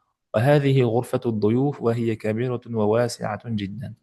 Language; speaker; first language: Arabic; non-native, fluent; Uzbek